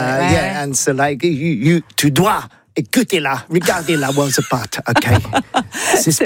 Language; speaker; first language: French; non-native, learner; English